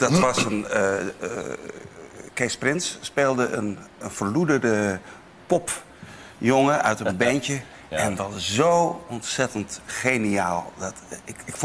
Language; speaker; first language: Dutch; native; Dutch